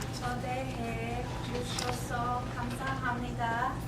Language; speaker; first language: Korean; non-native, learner; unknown